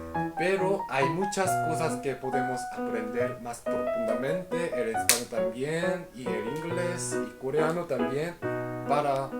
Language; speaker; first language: Spanish; non-native, fluent; Korean